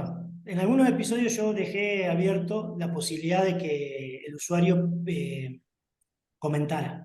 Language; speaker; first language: Spanish; native; Spanish